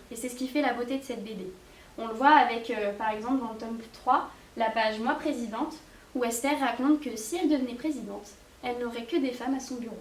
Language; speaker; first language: French; native; French